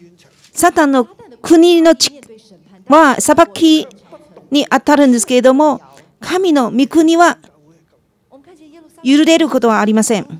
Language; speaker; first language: Japanese; non-native, fluent; Chinese